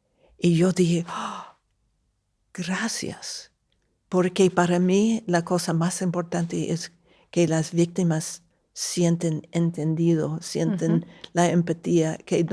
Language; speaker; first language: Spanish; non-native, fluent; English